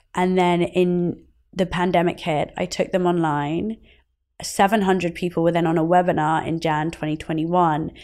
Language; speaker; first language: English; native; English